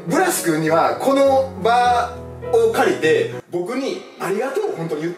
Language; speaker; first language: Japanese; early bilingual, other home language; French